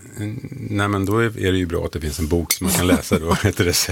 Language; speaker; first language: Swedish; native; Swedish